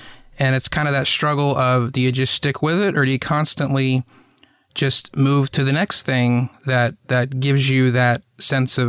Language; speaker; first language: English; native; English